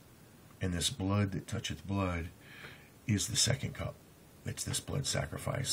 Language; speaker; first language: English; native; English